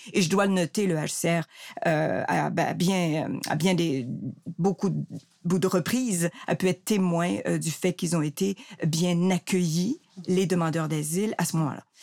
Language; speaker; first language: French; native; French